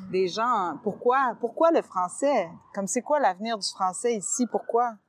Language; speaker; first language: French; native; French